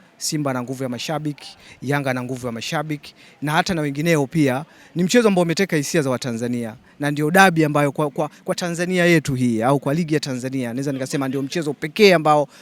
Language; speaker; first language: Swahili; native; Swahili